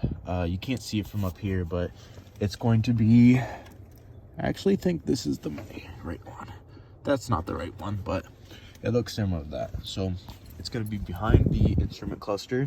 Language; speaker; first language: English; native; English